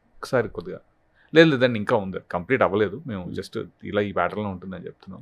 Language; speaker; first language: Telugu; native; Telugu